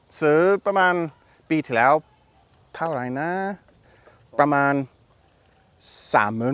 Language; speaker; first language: Thai; non-native, learner; English